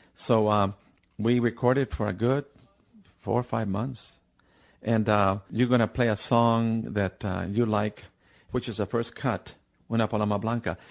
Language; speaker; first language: English; native; English